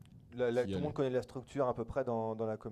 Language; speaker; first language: French; native; French